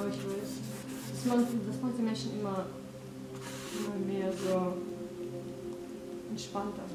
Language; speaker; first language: German; non-native, fluent; Romanian